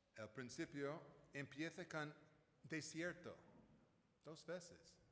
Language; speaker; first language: Spanish; non-native, fluent; English